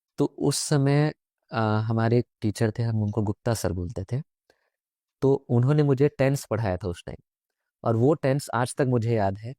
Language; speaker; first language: Hindi; native; Hindi